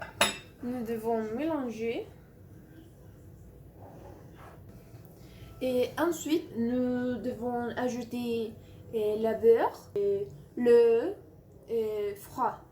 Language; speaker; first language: French; non-native, learner; Spanish